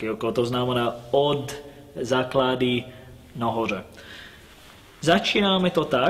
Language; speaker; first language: Czech; non-native, learner; English